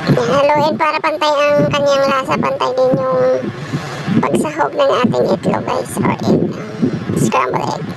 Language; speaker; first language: Filipino; native; Filipino